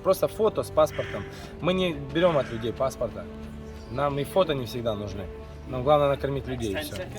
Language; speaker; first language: Russian; native; Russian